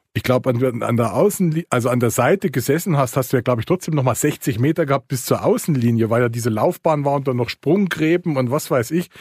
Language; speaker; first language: German; native; German